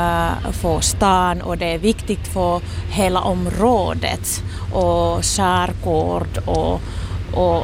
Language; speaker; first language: Swedish; non-native, local second language; Finnish